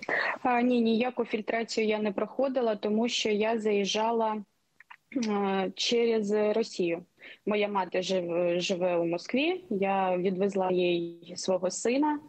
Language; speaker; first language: Ukrainian; non-native, local second language; Russian